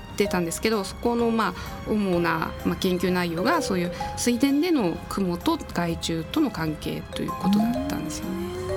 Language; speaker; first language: Japanese; native; Japanese